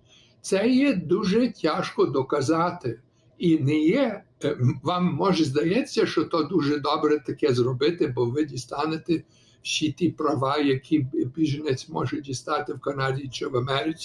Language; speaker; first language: Ukrainian; early bilingual, heritage; Ukrainian